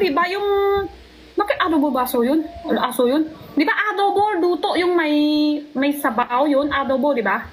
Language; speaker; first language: Filipino; non-native, learner; Chinese